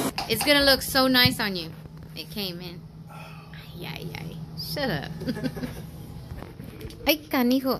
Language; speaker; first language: English; early bilingual, other home language; Spanish